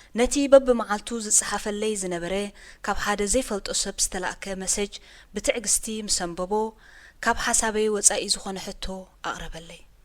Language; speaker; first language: Tigrinya; native; Tigrinya